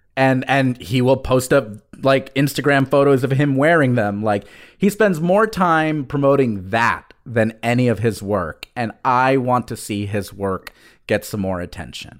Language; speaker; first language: English; early bilingual, other home language; Spanish